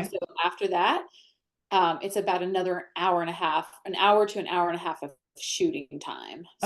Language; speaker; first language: English; native; English